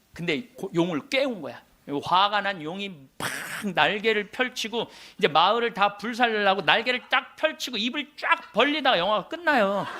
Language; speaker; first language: Korean; native; Korean